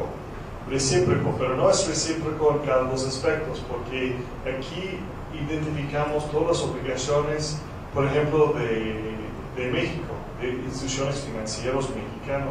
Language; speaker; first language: Spanish; non-native, fluent; English